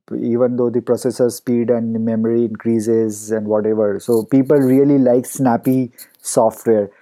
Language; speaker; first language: English; non-native, local second language; Hindi